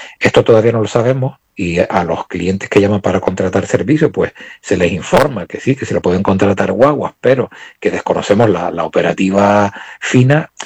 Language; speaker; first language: Spanish; native; Spanish